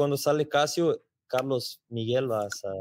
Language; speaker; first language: Spanish; non-native, learner; Portuguese